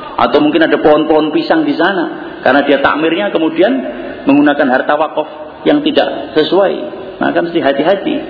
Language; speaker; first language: Indonesian; non-native, local second language; Javanese